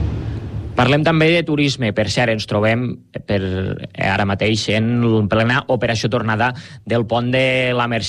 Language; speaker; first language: Catalan; native; Catalan